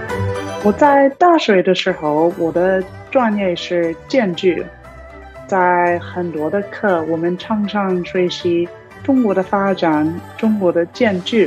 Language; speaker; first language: Chinese; non-native, learner; English